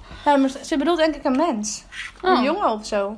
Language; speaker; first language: Dutch; native; Dutch